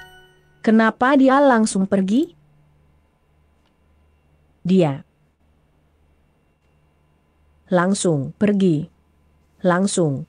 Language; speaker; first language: Indonesian; non-native, learner; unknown